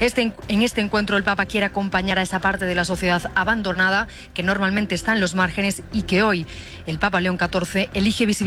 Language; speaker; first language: Spanish; native; Spanish